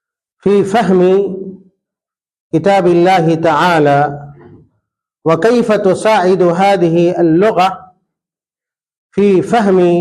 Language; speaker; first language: Arabic; non-native, fluent; Urdu